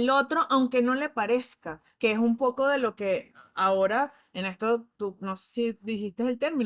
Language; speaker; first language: Spanish; native; Spanish